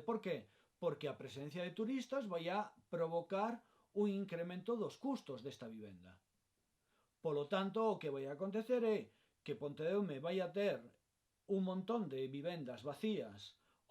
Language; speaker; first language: Galician; non-native, local second language; Spanish